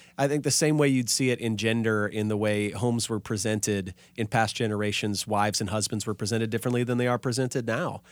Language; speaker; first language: English; native; English